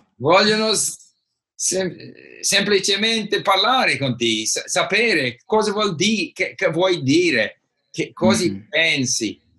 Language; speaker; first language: Italian; non-native, learner; English